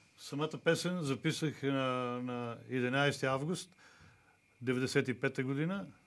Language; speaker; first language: Bulgarian; native; Bulgarian